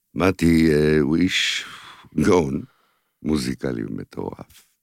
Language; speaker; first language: Hebrew; native; Hebrew